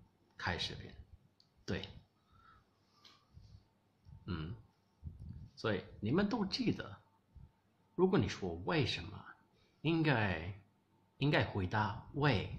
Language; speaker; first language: Chinese; non-native, learner; English